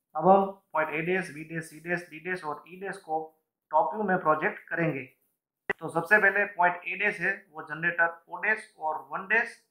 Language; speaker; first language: Hindi; non-native, local second language; Gujarati